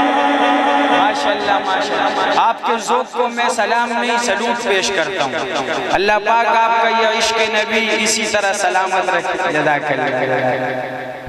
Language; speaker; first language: Urdu; non-native, local second language; Pashto